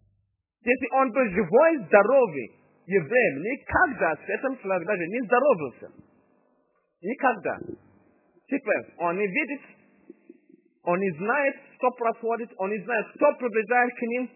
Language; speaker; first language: Russian; non-native, fluent; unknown